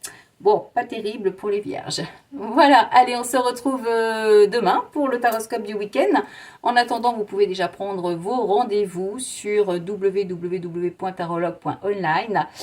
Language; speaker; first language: French; native; French